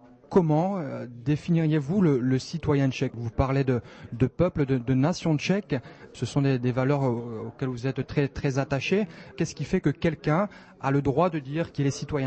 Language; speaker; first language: French; native; French